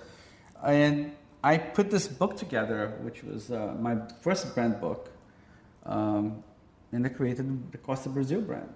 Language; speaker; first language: English; non-native, fluent; Portuguese